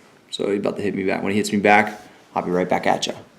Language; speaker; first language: English; native; English